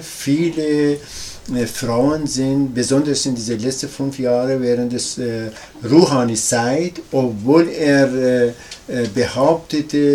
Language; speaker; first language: German; non-native, learner; Persian